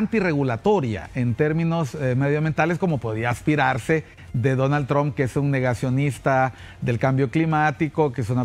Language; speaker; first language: Spanish; native; Spanish